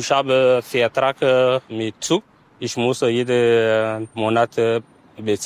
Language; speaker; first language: German; non-native, learner; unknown